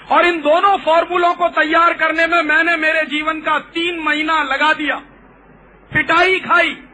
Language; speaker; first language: Hindi; native; Hindi